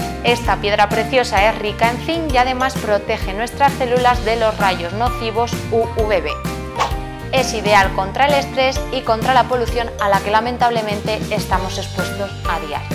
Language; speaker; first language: Spanish; native; Spanish